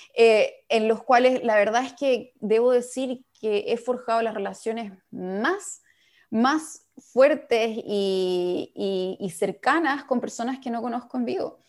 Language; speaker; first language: Spanish; native; Spanish